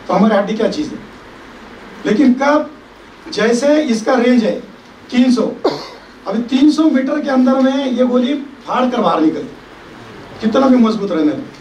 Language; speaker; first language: Hindi; non-native, local second language; Marathi